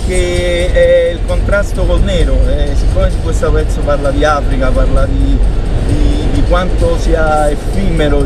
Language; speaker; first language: Italian; native; Italian